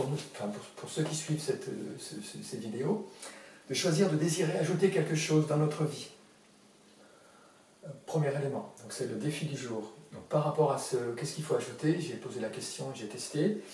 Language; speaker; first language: French; native; French